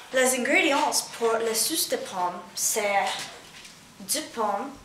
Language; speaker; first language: French; non-native, learner; English